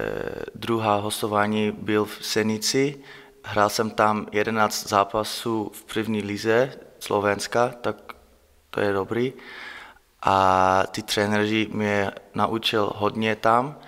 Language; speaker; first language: Czech; non-native, learner; Dutch